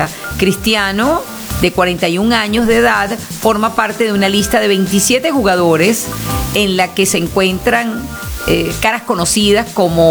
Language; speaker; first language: Spanish; native; Spanish